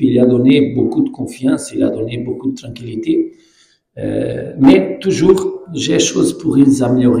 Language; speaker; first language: French; non-native, fluent; Portuguese